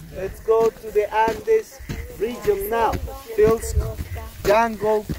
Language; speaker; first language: Spanish; native; Spanish